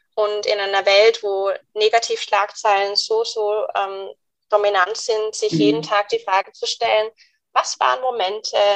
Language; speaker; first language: German; non-native, fluent; English